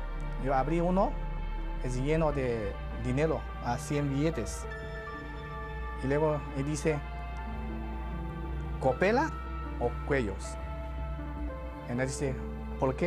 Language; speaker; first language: Spanish; non-native, learner; Chinese